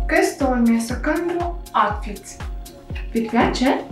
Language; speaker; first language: Italian; non-native, learner; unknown